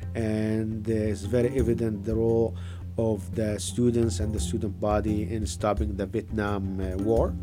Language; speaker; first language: English; non-native, fluent; Arabic